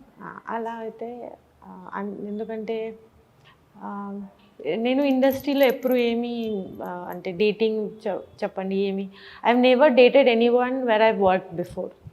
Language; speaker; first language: Telugu; non-native, learner; Bangla